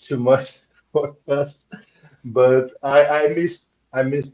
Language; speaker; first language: English; non-native, local second language; Portuguese